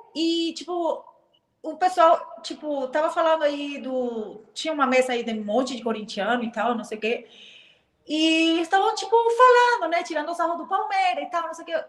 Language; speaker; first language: Portuguese; non-native, fluent; Spanish